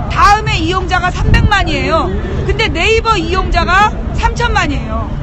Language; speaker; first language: Korean; native; Korean